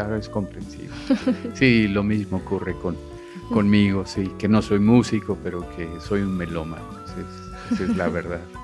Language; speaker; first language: Spanish; native; Spanish